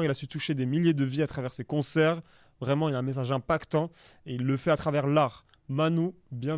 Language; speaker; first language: French; native; French